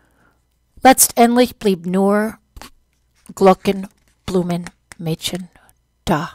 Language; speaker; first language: German; non-native, fluent; English